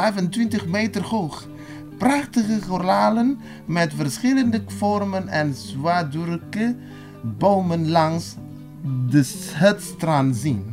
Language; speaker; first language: Dutch; non-native, fluent; Indonesian